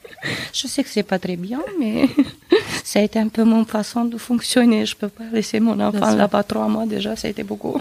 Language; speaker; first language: French; non-native, fluent; Romanian